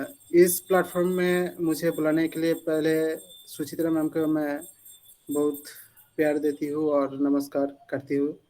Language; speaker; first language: Hindi; non-native, local second language; Bangla